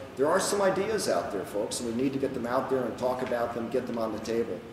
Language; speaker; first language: English; native; English